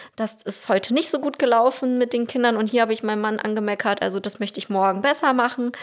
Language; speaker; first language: German; early bilingual, other home language; Russian